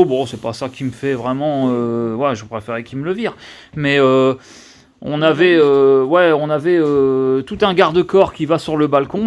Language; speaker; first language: French; native; French